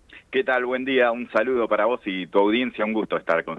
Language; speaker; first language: Spanish; native; Spanish